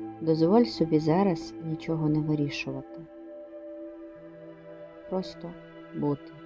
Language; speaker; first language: Ukrainian; native; Ukrainian